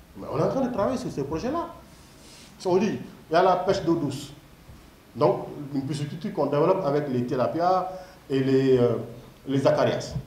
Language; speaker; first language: French; non-native, local second language; Wolof